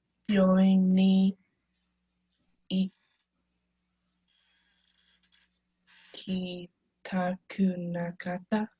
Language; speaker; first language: Japanese; non-native, learner; English